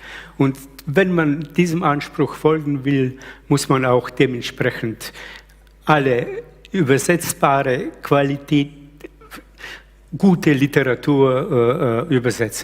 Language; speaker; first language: German; early bilingual, other home language; Slovenian